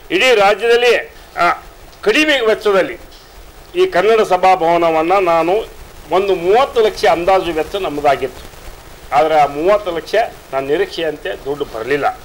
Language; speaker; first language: Kannada; native; Kannada